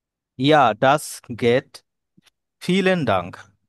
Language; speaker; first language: German; non-native, learner; Bangla